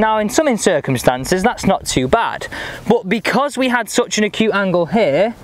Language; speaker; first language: English; native; English